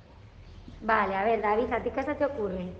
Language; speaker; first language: Spanish; native; Spanish